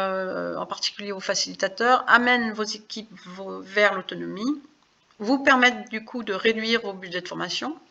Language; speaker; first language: French; native; French